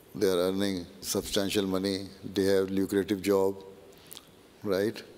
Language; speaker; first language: English; non-native, local second language; Urdu